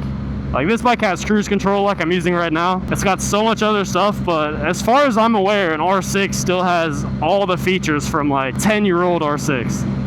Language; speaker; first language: English; native; English